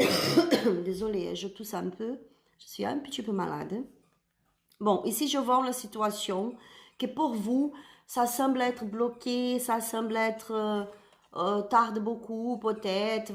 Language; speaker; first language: French; non-native, learner; Spanish